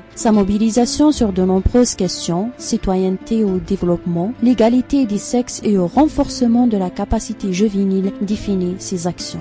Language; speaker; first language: French; non-native, local second language; Arabic